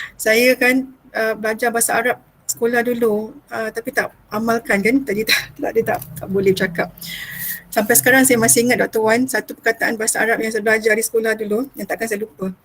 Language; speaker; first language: Malay; native; Malay